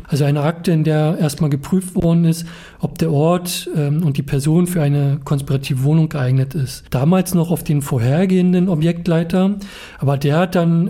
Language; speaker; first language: German; native; German